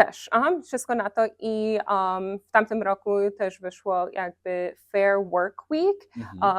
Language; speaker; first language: Polish; early bilingual, heritage; Polish